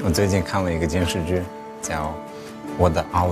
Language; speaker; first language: Chinese; non-native, fluent; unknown